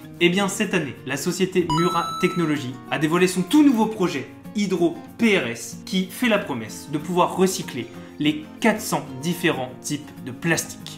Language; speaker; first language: French; native; French